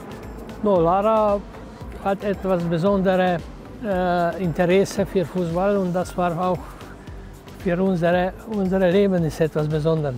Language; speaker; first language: German; non-native, learner; Slovenian